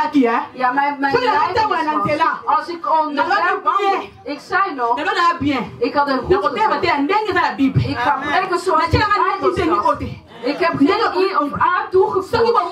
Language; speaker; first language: Dutch; non-native, fluent; Lingala